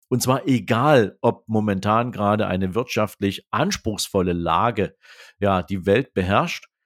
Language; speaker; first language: German; native; German